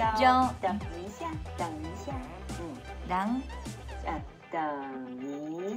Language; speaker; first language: Chinese; non-native, fluent; Japanese